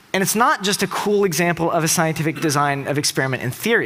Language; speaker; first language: English; native; English